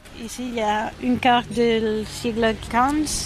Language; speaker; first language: French; non-native, learner; Catalan